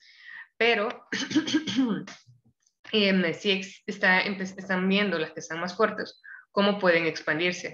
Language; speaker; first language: Spanish; native; Spanish